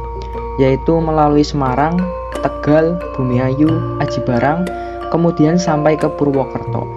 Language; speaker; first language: Indonesian; native; Indonesian